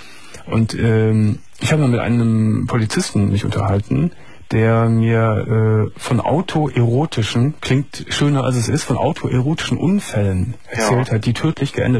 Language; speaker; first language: German; native; German